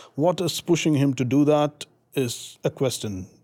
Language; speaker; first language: English; non-native, local second language; Tamil